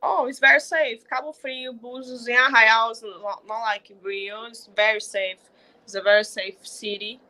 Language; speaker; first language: English; non-native, learner; Portuguese